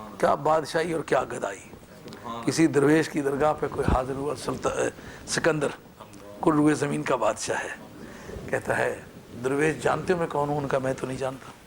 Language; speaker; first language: Urdu; non-native, local second language; Punjabi